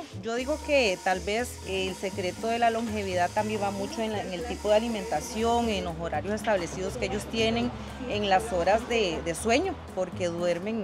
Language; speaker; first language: Spanish; native; Spanish